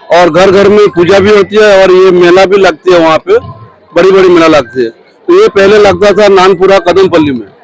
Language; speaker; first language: Hindi; non-native, local second language; Bangla